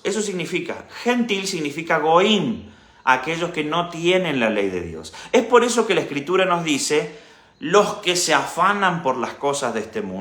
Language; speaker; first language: Spanish; native; Spanish